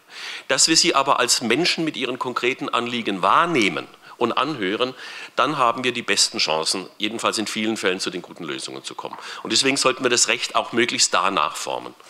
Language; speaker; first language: German; native; German